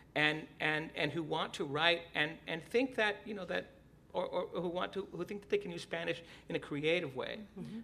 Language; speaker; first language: English; early bilingual, other home language; Spanish